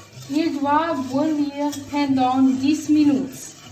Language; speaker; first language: French; non-native, learner; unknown